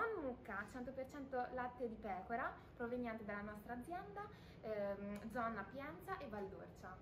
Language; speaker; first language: Italian; native; Italian